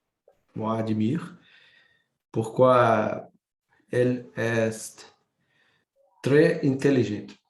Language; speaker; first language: French; non-native, learner; Portuguese